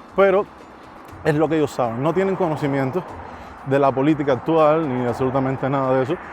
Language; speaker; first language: Spanish; native; Spanish